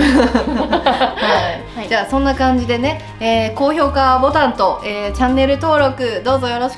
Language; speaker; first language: Japanese; native; Japanese